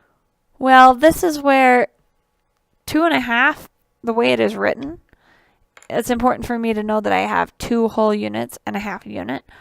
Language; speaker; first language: English; native; English